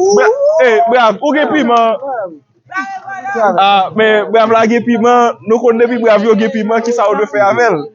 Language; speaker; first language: Haitian Creole; native; Haitian Creole